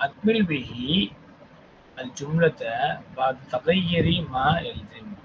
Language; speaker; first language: Arabic; non-native, fluent; Tamil